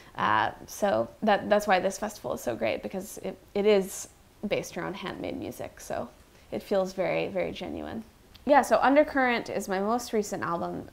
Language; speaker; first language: English; native; English